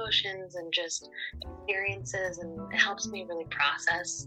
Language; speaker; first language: English; native; English